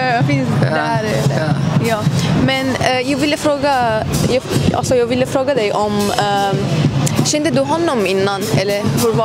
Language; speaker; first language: Swedish; non-native, fluent; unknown